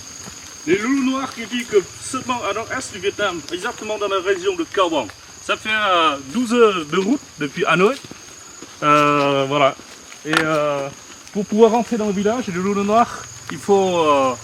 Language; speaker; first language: French; non-native, fluent; Vietnamese